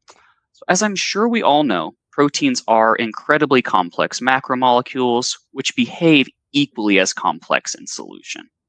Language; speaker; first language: English; native; English